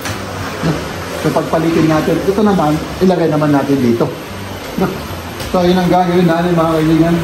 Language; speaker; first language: Filipino; native; Filipino